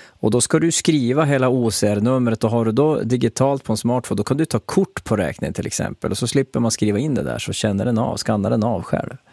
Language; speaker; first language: Swedish; native; Swedish